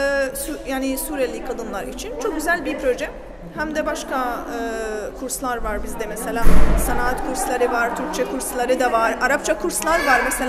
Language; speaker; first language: Turkish; non-native, local second language; Arabic